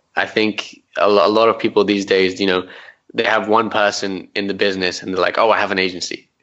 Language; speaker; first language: English; early bilingual, other home language; Arabic